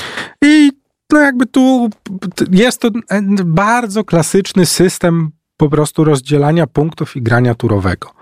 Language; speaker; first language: Polish; native; Polish